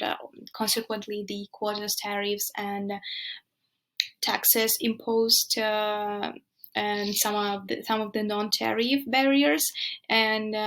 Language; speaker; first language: English; non-native, fluent; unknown